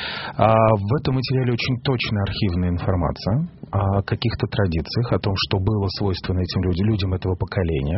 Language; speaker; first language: Russian; native; Russian